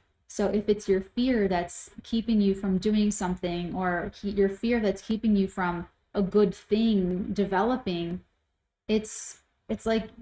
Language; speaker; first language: English; native; English